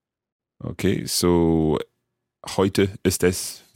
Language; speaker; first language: German; non-native, learner; English